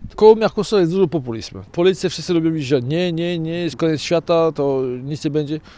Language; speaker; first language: Polish; non-native, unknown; French